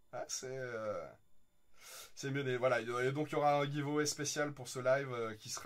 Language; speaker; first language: French; native; French